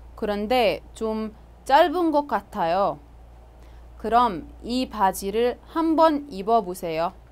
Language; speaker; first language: Korean; non-native, fluent; Arabic